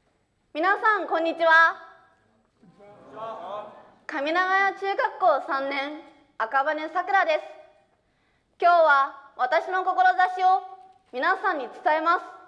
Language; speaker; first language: Japanese; early bilingual, other home language; Chinese